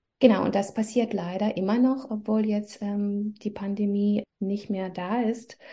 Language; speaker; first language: German; non-native, fluent; Russian